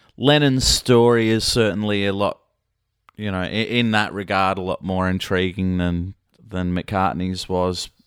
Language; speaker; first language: English; native; English